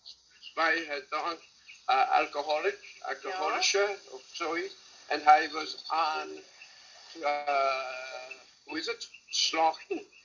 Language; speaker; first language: Dutch; non-native, learner; English